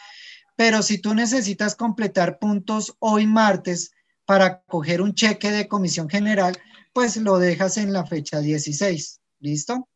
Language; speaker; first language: Spanish; native; Spanish